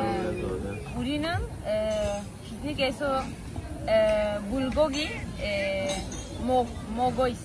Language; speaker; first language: Korean; non-native, learner; Kurdish